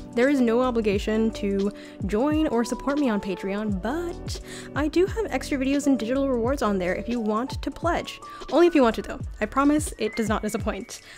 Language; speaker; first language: English; native; English